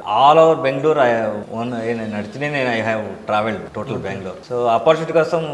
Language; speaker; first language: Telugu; non-native, learner; Kannada